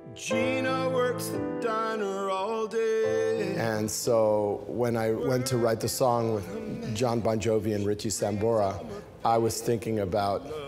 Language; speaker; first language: English; native; English